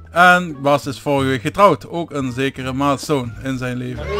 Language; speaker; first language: Dutch; native; Dutch